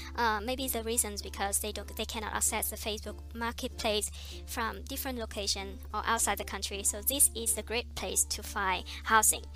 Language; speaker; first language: English; non-native, fluent; Vietnamese